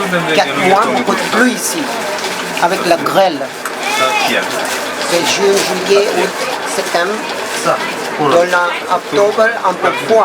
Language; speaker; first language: French; non-native, learner; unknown